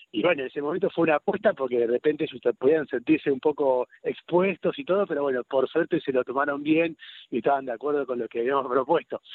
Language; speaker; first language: Spanish; native; Spanish